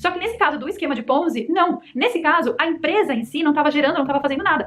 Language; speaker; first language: Portuguese; native; Portuguese